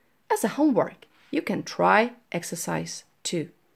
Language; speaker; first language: English; non-native, fluent; Czech